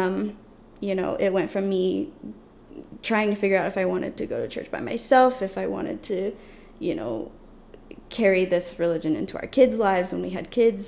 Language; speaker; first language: English; native; English